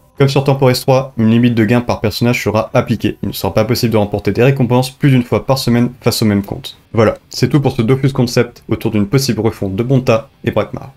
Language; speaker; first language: French; native; French